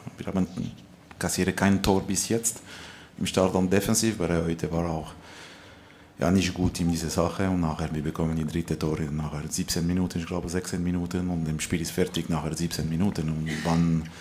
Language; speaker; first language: German; non-native, local second language; French